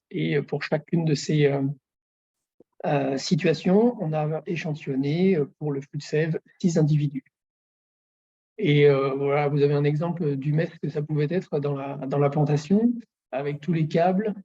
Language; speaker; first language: French; native; French